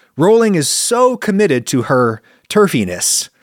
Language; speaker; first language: English; early bilingual, other home language; Italian